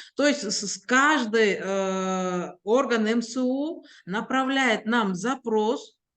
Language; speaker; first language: Russian; non-native, local second language; Kyrgyz